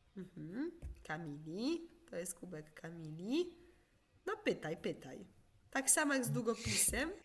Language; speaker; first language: Polish; native; Polish